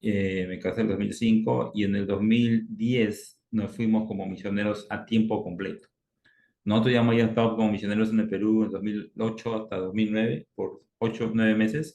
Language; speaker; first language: Spanish; native; Spanish